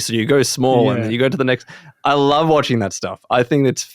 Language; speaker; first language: English; native; English